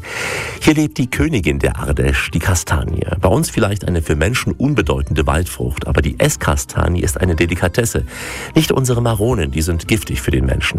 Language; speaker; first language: German; native; German